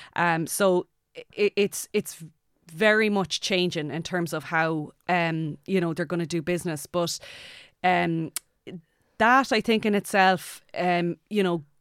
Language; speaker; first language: English; native; English